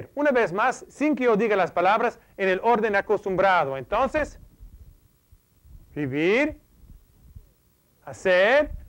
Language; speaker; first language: Spanish; non-native, fluent; English